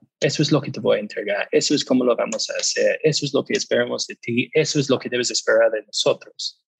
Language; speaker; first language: Spanish; non-native, fluent; English